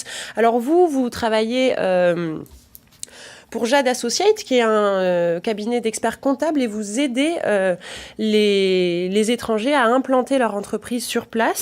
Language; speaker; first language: French; native; French